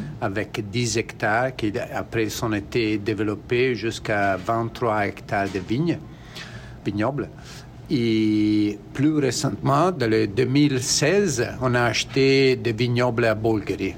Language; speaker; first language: French; non-native, learner; Italian